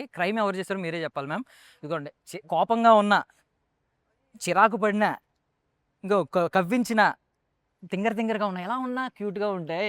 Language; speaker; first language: Telugu; native; Telugu